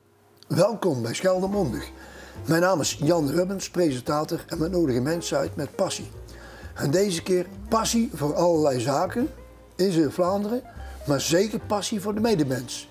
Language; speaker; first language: Dutch; native; Dutch